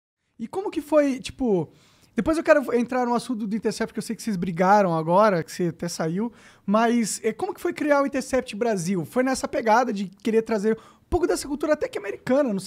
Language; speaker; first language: Portuguese; native; Portuguese